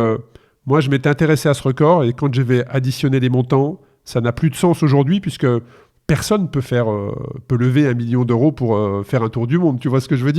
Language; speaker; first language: French; native; French